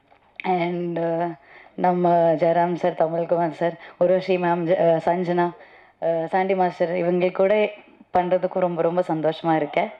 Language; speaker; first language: Tamil; non-native, learner; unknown